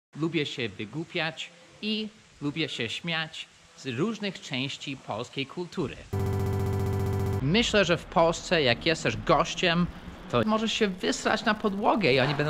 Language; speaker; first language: Polish; non-native, fluent; English